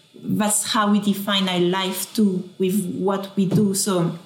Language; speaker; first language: English; non-native, fluent; French